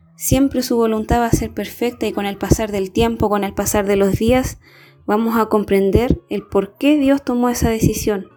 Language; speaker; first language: Spanish; native; Spanish